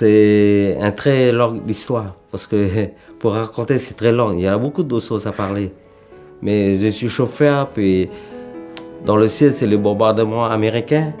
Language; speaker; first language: French; non-native, local second language; Vietnamese